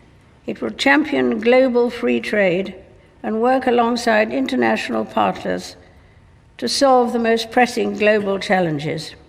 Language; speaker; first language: English; native; English